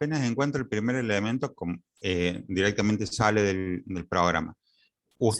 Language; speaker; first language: Spanish; native; Spanish